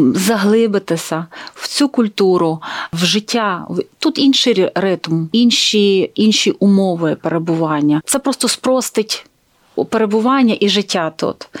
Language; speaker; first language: Ukrainian; native; Ukrainian